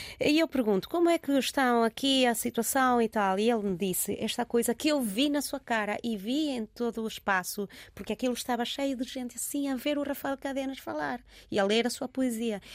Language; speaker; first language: Portuguese; early bilingual, heritage; Portuguese